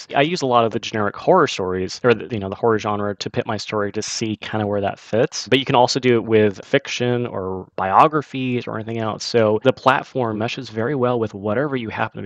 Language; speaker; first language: English; native; English